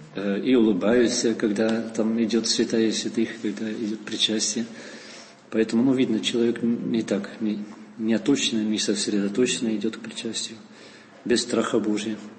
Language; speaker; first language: Russian; non-native, fluent; Dutch